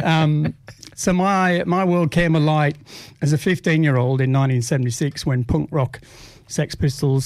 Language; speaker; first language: English; native; English